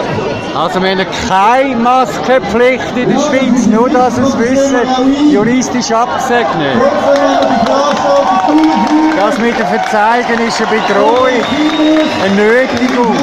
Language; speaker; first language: German; native; German